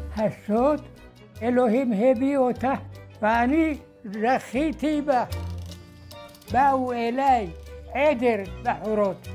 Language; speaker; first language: Hebrew; non-native, fluent; Arabic